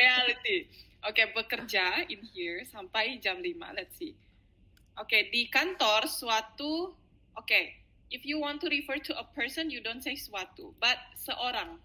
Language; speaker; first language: English; non-native, fluent; Indonesian